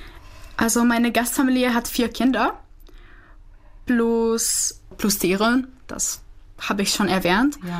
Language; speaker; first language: German; non-native, fluent; Czech